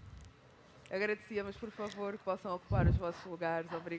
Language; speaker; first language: Portuguese; native; Portuguese